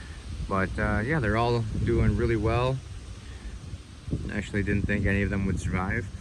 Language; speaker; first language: English; native; English